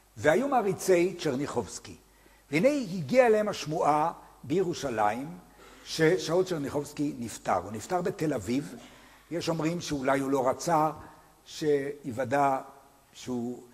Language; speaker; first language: Hebrew; native; Hebrew